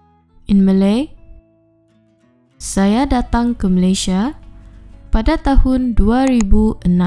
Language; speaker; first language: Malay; non-native, fluent; Urdu